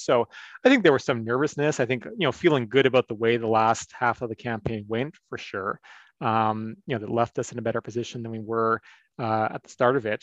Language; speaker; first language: English; native; English